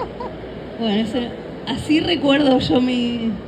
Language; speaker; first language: Spanish; native; Spanish